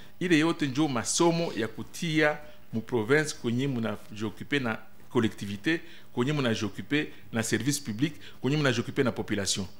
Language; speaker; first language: Swahili; non-native, local second language; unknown